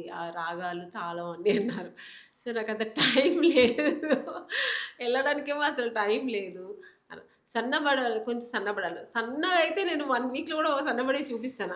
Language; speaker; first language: Telugu; native; Telugu